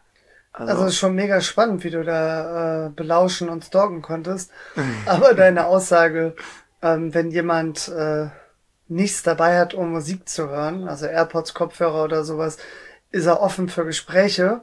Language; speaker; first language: German; native; German